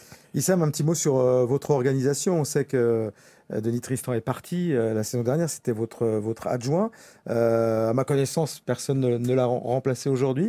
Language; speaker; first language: French; native; French